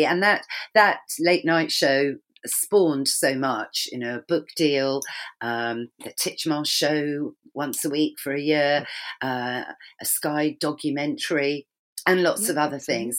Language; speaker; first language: English; native; English